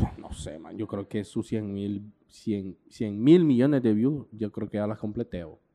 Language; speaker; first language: Spanish; native; Spanish